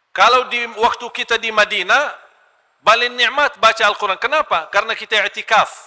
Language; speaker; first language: Malay; non-native, fluent; Arabic